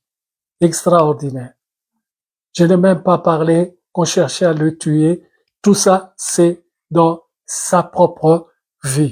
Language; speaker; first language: French; non-native, local second language; Lingala